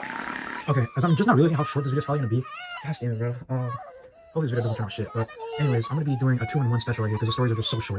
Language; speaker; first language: English; native; English